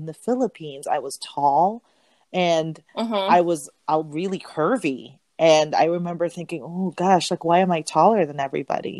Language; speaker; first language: English; non-native, local second language; Filipino